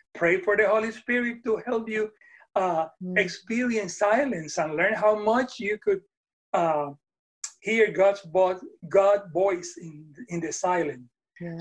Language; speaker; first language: English; non-native, fluent; Spanish